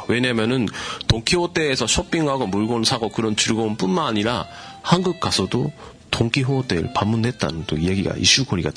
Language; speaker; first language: Korean; non-native, fluent; Japanese